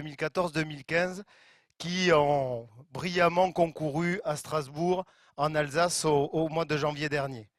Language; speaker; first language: French; native; French